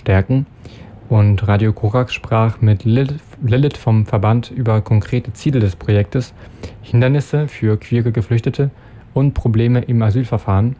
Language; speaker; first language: German; native; German